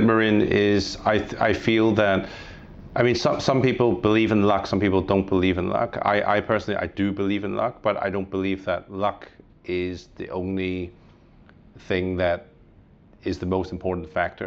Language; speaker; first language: English; native; English